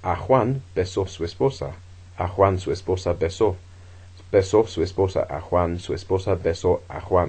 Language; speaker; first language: Spanish; non-native, fluent; English